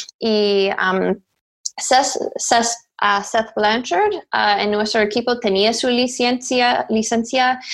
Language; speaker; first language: Spanish; non-native, learner; English